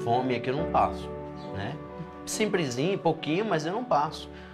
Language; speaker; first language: Portuguese; native; Portuguese